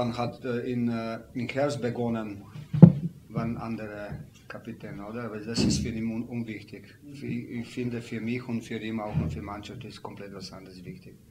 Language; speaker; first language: German; non-native, learner; Slovenian